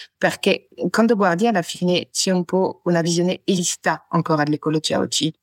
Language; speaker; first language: Italian; non-native, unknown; French